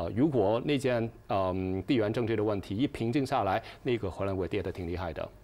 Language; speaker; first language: Chinese; non-native, fluent; Cantonese